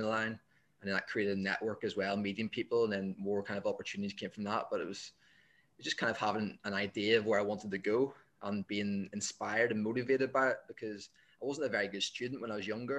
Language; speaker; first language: English; native; English